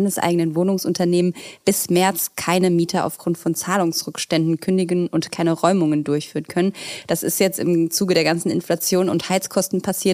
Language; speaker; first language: German; native; German